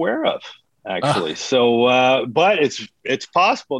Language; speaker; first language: English; native; English